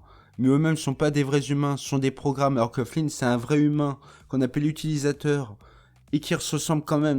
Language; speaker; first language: French; native; French